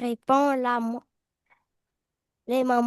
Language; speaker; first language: French; non-native, learner; Arabic